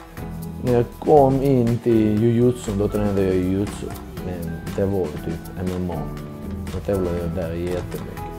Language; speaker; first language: Swedish; early bilingual, other home language; Georgian